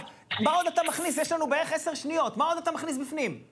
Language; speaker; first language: Hebrew; native; Hebrew